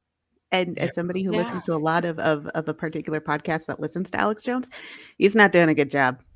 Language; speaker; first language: English; native; English